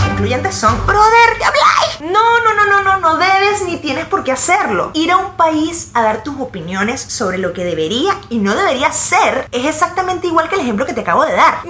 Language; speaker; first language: Spanish; native; Spanish